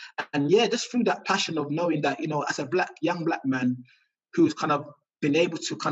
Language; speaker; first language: English; native; English